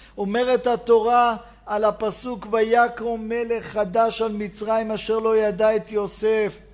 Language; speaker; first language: Hebrew; native; Hebrew